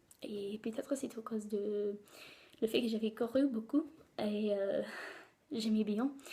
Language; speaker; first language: French; non-native, learner; English